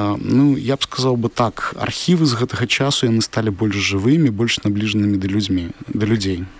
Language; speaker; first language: Belarusian; non-native, local second language; Russian